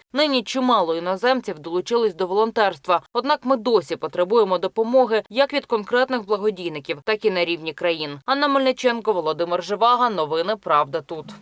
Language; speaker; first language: Ukrainian; native; Ukrainian